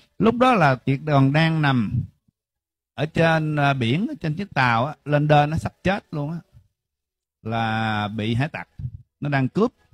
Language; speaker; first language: Vietnamese; early bilingual, heritage; Vietnamese